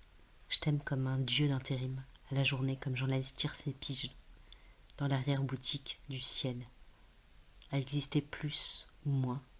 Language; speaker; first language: French; native; French